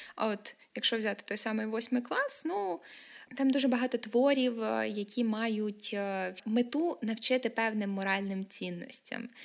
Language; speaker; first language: Ukrainian; native; Ukrainian